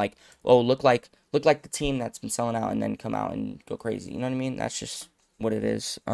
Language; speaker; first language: English; native; English